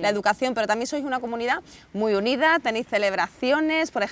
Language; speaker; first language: Spanish; native; Spanish